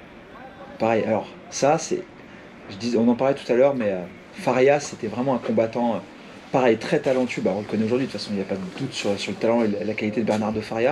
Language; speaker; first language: French; native; French